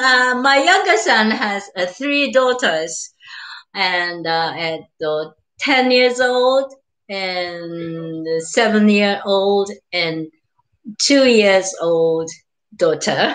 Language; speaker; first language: English; non-native, learner; Japanese